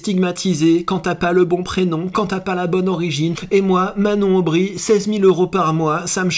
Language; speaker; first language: French; native; French